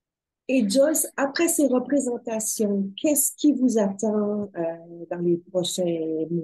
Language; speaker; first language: French; native; French